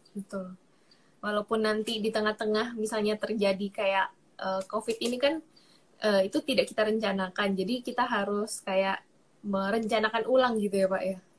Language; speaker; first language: Indonesian; native; Indonesian